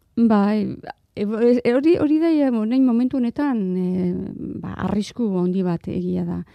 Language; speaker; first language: Basque; non-native, local second language; Spanish